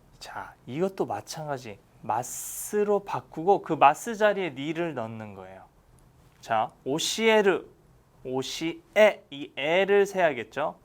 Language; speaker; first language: Korean; native; Korean